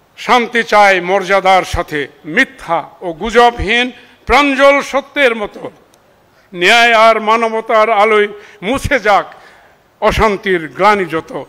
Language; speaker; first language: Bangla; non-native, local second language; Marma